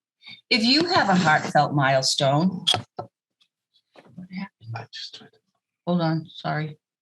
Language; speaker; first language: English; native; English